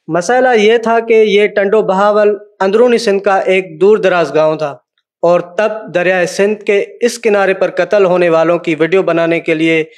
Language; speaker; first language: Urdu; non-native, local second language; Sindhi